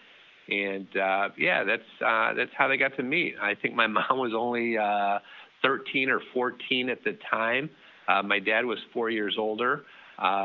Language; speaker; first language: English; early bilingual, other home language; Dutch